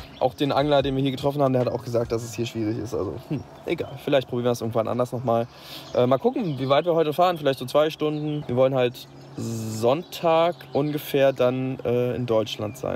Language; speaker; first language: German; native; German